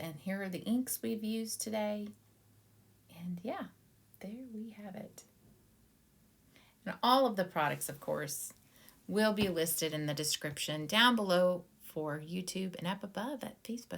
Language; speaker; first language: English; native; English